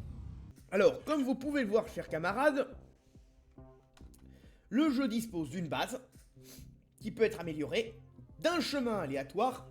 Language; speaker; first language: French; native; French